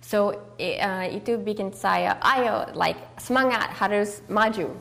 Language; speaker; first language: Indonesian; early bilingual, heritage; English